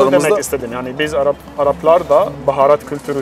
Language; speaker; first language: Turkish; non-native, learner; Arabic